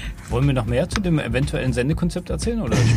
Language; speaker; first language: German; native; German